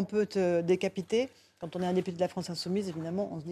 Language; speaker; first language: French; native; French